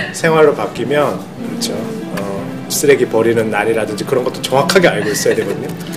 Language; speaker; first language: Korean; non-native, fluent; Japanese